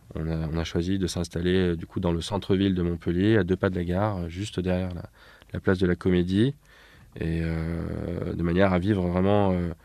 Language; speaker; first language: French; native; French